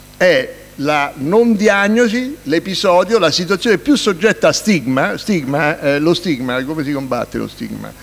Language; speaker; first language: Italian; native; Italian